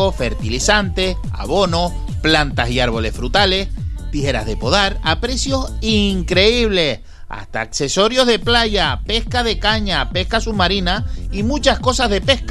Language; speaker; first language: Spanish; native; Spanish